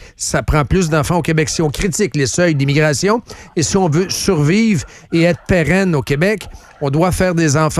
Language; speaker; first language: French; native; French